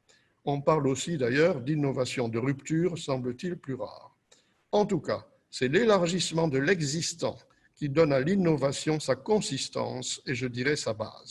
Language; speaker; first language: French; native; French